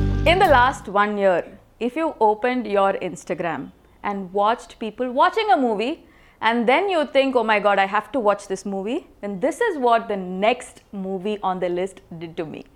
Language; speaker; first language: English; non-native, local second language; Tamil